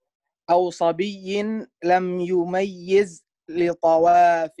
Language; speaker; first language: Arabic; non-native, learner; Indonesian